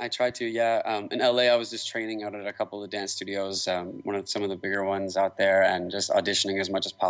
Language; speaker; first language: English; native; English